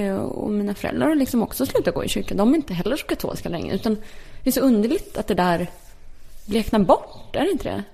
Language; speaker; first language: Swedish; early bilingual, other home language; Polish